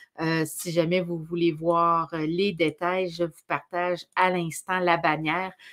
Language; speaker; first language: French; native; French